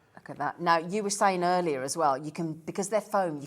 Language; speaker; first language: English; native; English